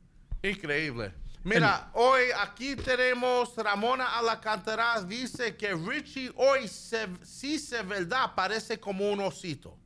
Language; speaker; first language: Spanish; early bilingual, heritage; Spanish